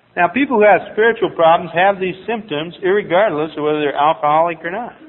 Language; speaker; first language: English; native; English